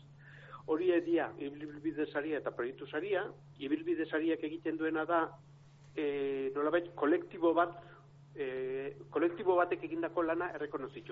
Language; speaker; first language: Basque; native; Basque